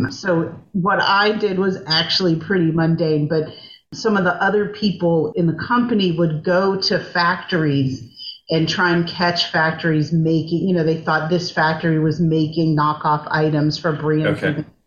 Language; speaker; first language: English; native; English